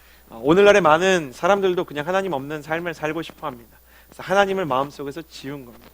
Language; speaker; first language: Korean; native; Korean